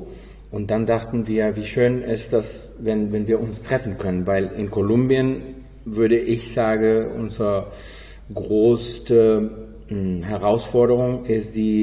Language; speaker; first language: German; non-native, fluent; Spanish